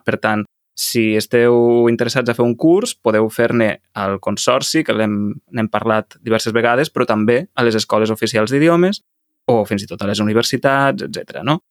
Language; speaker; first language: Catalan; native; Catalan